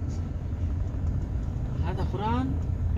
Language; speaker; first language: Arabic; non-native, learner; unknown